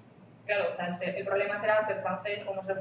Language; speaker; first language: Spanish; native; Spanish